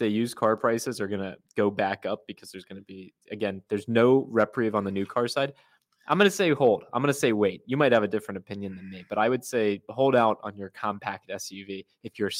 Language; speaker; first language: English; native; English